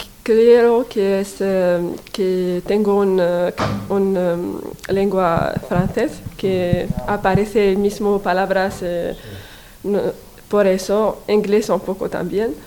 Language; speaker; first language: Spanish; non-native, learner; Arabic